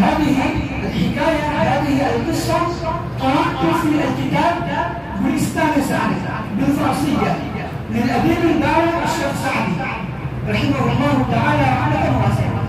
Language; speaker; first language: Arabic; non-native, fluent; Urdu